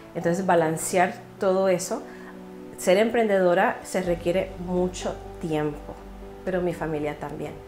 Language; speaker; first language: Spanish; native; Spanish